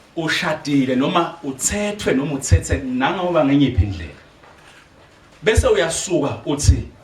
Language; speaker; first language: Zulu; non-native, local second language; Swati